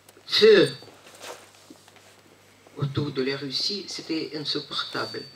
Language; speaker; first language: French; non-native, fluent; Russian